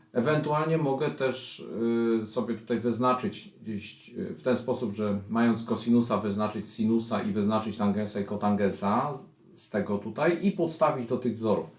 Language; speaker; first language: Polish; native; Polish